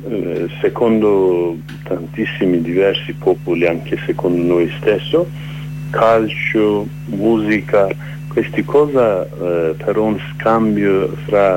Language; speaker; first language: Italian; non-native, learner; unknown